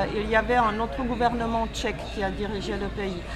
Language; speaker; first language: French; non-native, fluent; Czech